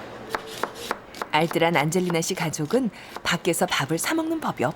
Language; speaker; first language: Korean; native; Korean